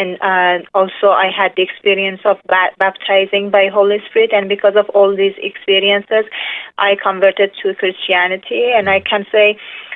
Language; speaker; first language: English; non-native, fluent; Persian